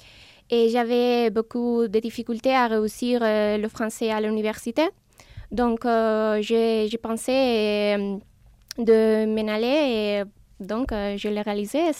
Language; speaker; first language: French; non-native, fluent; Spanish